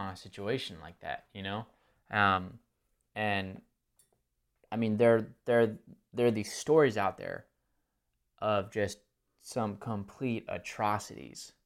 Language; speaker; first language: English; native; English